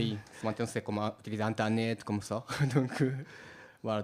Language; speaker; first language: French; non-native, learner; Japanese